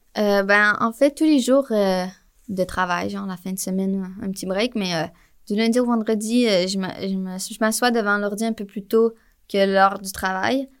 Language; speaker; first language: French; native; French